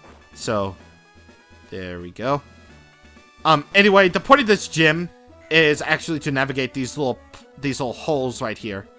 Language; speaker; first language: English; native; English